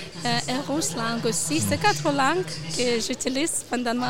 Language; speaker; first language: French; non-native, learner; Ukrainian